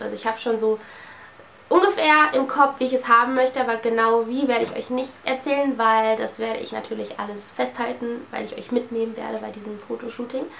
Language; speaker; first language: German; native; German